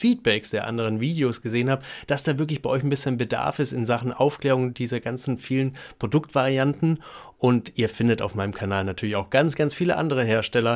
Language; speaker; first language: German; native; German